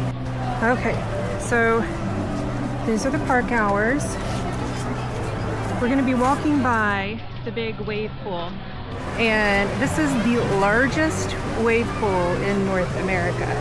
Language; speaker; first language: English; native; English